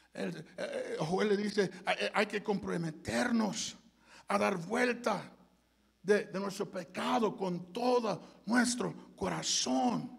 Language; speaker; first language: Spanish; early bilingual, heritage; Spanish